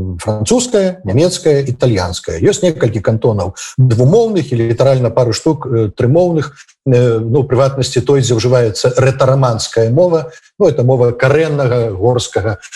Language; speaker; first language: Belarusian; native; Belarusian